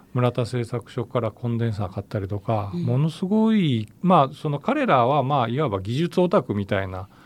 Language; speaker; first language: Japanese; native; Japanese